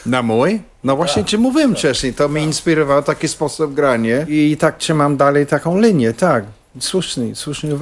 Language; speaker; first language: Polish; non-native, fluent; English